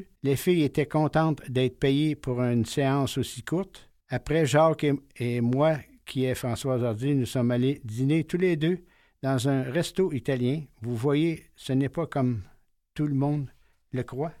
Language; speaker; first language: French; native; French